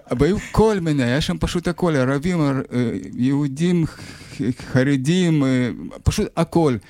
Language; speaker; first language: Hebrew; non-native, fluent; Russian